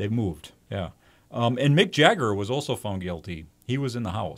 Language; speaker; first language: English; native; English